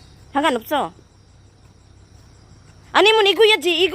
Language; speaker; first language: Korean; non-native, fluent; Filipino